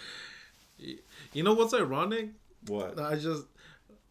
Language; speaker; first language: English; early bilingual, other home language; Spanish